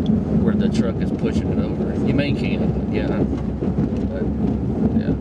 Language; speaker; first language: English; native; English